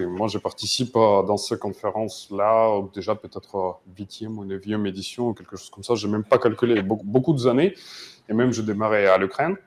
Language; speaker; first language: French; non-native, fluent; Russian